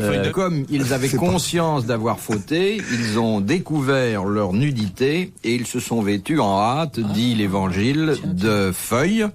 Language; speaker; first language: French; native; French